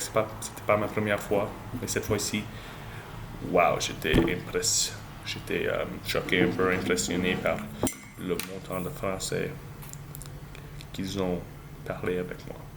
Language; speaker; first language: French; non-native, learner; English